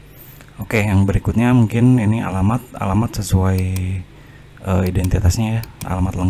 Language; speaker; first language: Indonesian; native; Indonesian